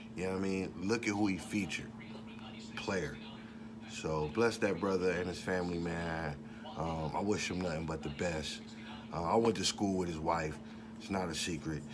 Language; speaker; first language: English; native; English